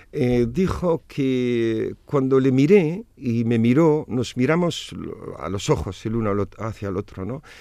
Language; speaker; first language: Spanish; non-native, fluent; Arabic